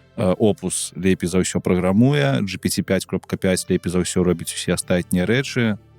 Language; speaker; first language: Belarusian; non-native, local second language; Russian